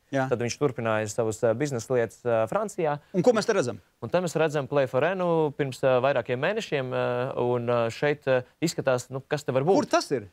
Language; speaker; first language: Latvian; native; Latvian